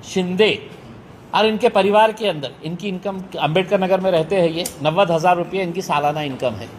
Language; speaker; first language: Hindi; non-native, local second language; Marathi